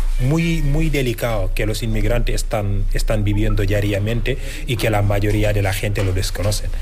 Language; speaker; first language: Spanish; non-native, fluent; Wolof